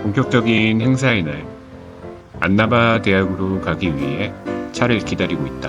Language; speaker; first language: Korean; native; Korean